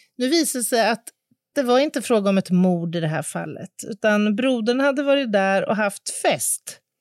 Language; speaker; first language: Swedish; native; Swedish